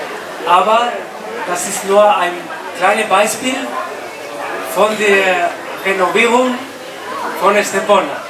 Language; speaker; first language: German; non-native, learner; Spanish